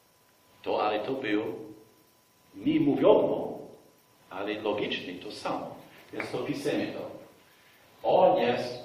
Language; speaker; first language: Polish; non-native, fluent; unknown